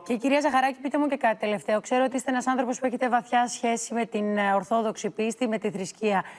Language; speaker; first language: Greek; native; Greek